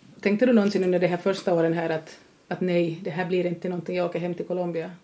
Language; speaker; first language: Swedish; native; Swedish